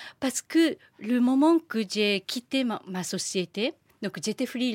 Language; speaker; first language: French; non-native, learner; Japanese